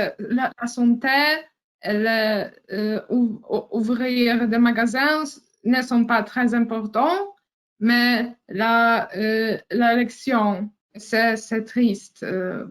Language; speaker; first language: French; non-native, learner; Polish